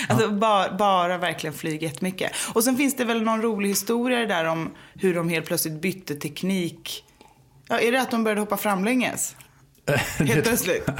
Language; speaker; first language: Swedish; native; Swedish